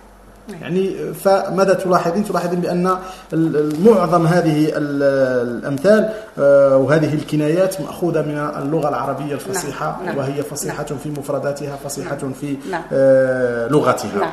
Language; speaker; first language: Arabic; native; Arabic